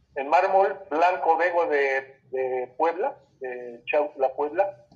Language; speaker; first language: Spanish; native; Spanish